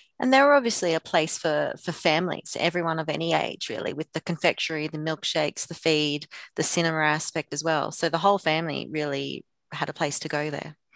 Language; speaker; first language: English; native; English